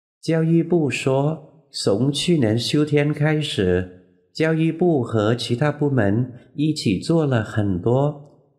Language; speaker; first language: Chinese; non-native, fluent; Vietnamese